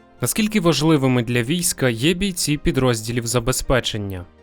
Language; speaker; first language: Ukrainian; native; Ukrainian